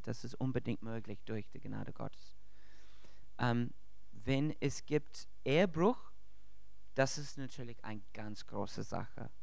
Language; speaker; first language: German; non-native, learner; English